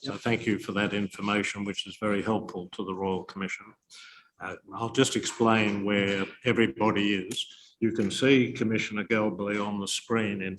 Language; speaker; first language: English; native; English